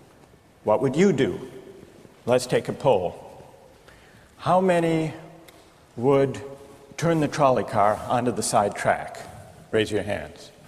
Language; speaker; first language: English; native; English